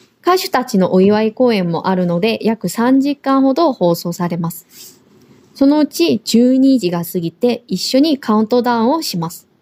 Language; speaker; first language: Japanese; non-native, fluent; Korean